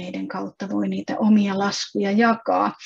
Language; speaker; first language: Finnish; native; Finnish